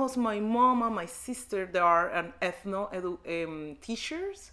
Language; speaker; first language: English; non-native, learner; Spanish